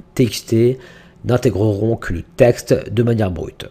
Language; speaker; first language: French; native; French